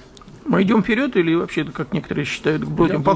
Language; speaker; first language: Russian; native; Russian